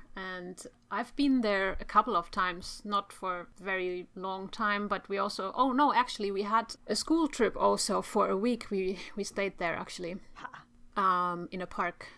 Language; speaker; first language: English; non-native, fluent; Czech